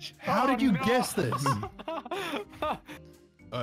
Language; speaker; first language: English; native; English